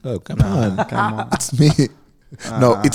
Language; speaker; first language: English; non-native, learner; Portuguese